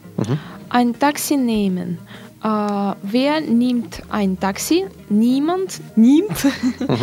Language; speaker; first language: German; non-native, learner; Russian